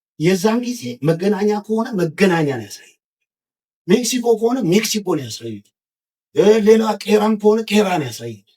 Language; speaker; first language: Amharic; native; Amharic